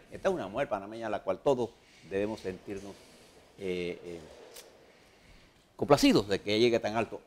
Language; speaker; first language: Spanish; native; Spanish